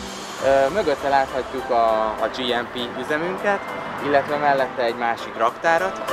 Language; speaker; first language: Hungarian; native; Hungarian